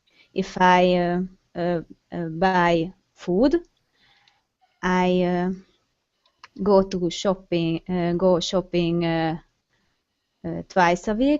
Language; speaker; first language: English; non-native, learner; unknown